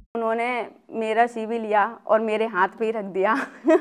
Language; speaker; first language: Hindi; native; Hindi